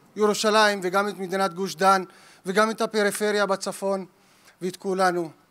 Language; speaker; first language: Hebrew; native; Hebrew